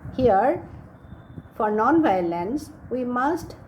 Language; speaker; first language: English; non-native, local second language; Assamese